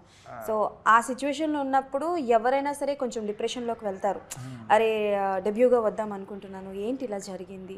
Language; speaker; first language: Telugu; native; Telugu